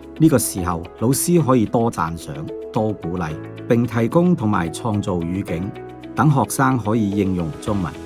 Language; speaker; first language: Cantonese; native; Cantonese